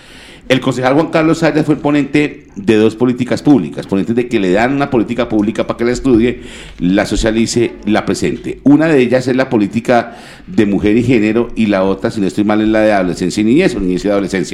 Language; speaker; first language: Spanish; native; Spanish